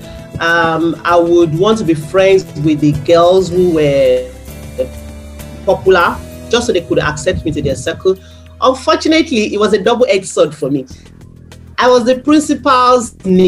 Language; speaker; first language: English; non-native, local second language; Yoruba